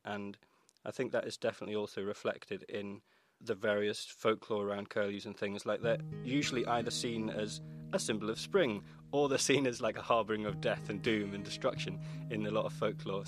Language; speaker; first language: English; native; English